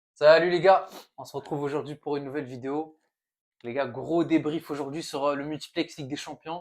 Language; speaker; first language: French; native; French